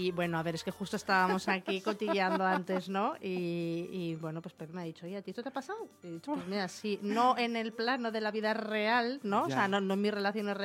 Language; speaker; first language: Spanish; native; Spanish